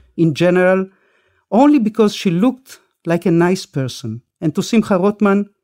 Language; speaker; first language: English; early bilingual, other home language; Spanish